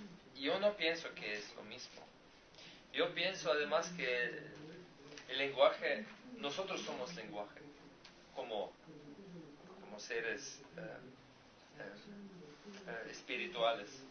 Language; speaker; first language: Spanish; non-native, learner; Slovenian